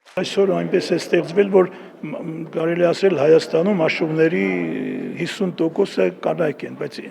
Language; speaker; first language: Armenian; native; Armenian